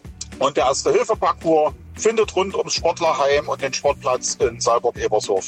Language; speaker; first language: German; native; German